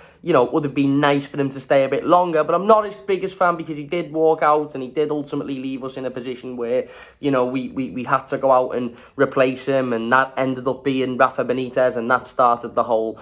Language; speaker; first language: English; native; English